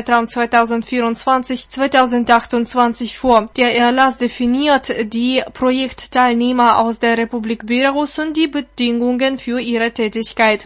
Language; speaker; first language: German; non-native, fluent; Russian